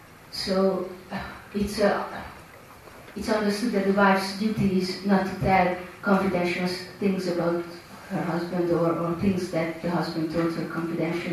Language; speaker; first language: English; non-native, fluent; Hungarian